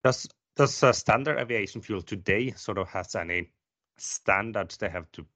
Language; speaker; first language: English; non-native, fluent; Norwegian